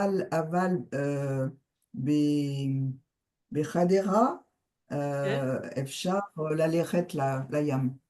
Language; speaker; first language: Hebrew; non-native, learner; French